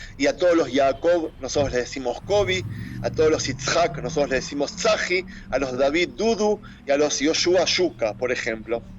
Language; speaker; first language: Spanish; native; Spanish